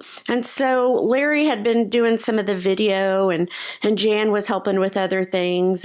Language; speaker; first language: English; native; English